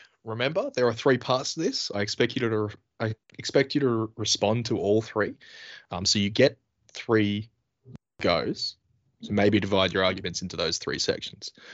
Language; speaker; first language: English; native; English